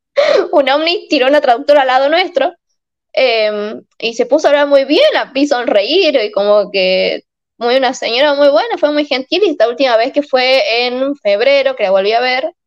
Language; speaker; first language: Spanish; native; Spanish